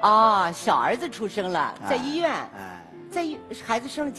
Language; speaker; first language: Chinese; native; Chinese